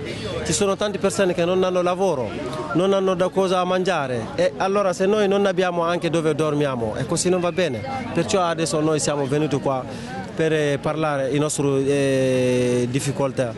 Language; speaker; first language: Italian; non-native, learner; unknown